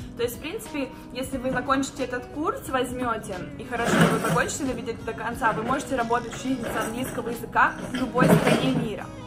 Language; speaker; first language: Russian; native; Russian